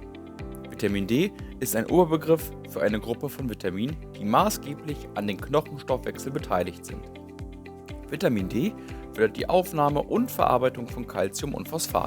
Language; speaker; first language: German; native; German